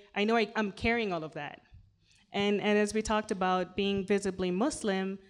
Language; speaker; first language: English; non-native, local second language; Swahili